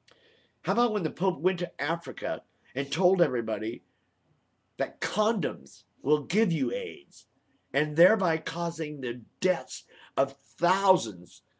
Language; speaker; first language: English; native; English